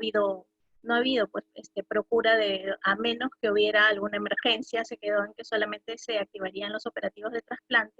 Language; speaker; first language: Spanish; native; Spanish